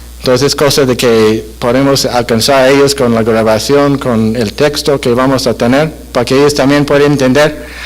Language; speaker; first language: Spanish; non-native, fluent; English